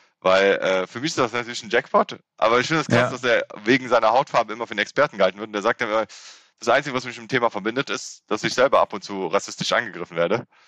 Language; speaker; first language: German; native; German